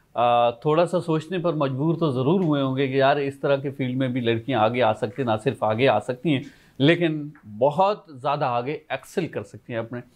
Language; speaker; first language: Urdu; non-native, local second language; Sindhi